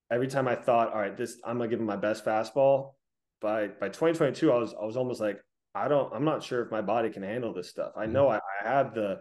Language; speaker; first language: English; native; English